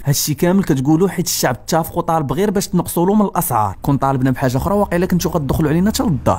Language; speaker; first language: Arabic; native; Arabic